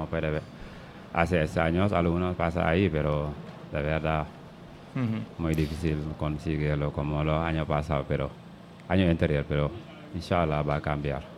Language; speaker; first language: Spanish; non-native, learner; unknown